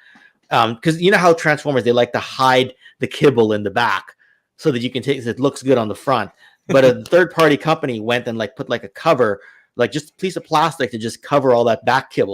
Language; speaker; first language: English; native; English